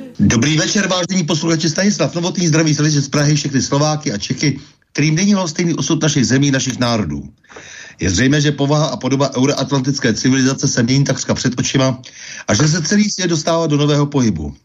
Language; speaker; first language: Czech; native; Czech